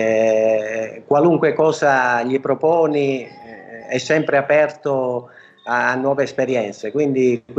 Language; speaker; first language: Italian; native; Italian